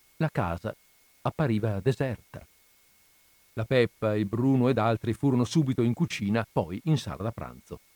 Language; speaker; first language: Italian; native; Italian